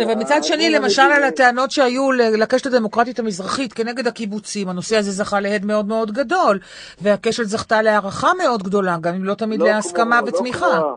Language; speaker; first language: Hebrew; native; Hebrew